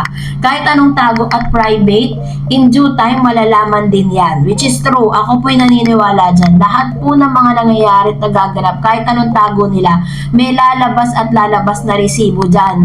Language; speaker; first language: Filipino; native; Filipino